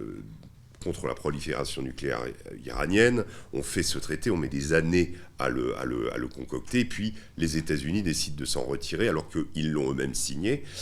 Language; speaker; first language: French; native; French